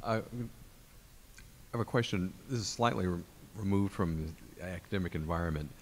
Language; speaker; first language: English; native; English